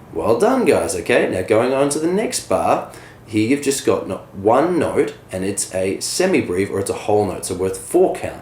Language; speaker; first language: English; native; English